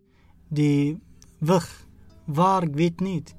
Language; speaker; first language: Dutch; non-native, learner; Arabic